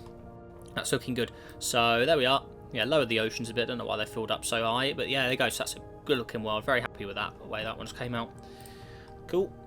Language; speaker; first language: English; native; English